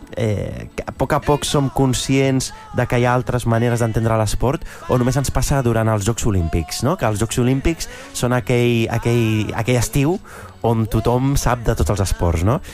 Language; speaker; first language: Catalan; native; Catalan